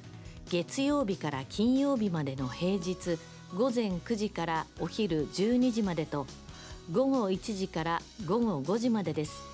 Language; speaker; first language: Japanese; native; Japanese